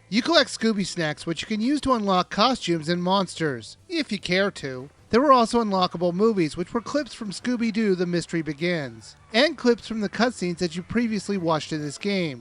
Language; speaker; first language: English; native; English